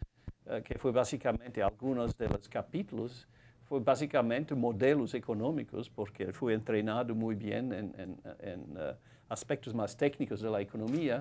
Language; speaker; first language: Spanish; non-native, fluent; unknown